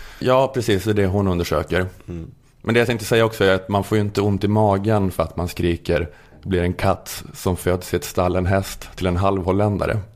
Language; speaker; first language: Swedish; native; Swedish